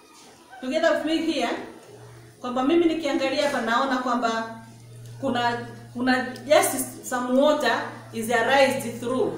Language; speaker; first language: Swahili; native; Swahili